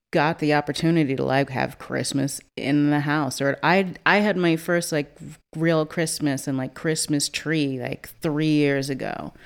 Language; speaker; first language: English; native; English